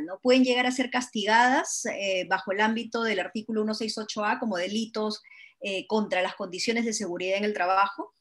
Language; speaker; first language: Spanish; native; Spanish